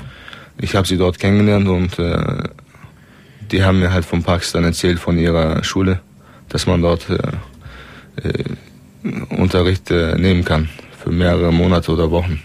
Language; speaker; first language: German; early bilingual, other home language; Turkish